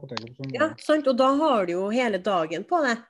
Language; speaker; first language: Norwegian; native; Norwegian